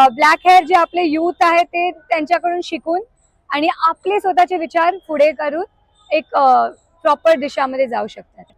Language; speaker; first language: Marathi; non-native, local second language; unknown